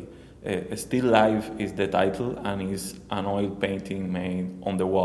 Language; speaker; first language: English; non-native, learner; Spanish